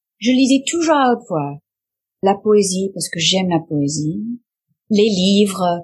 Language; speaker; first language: French; non-native, fluent; English